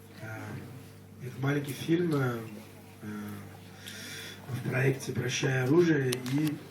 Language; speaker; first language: Russian; non-native, fluent; Georgian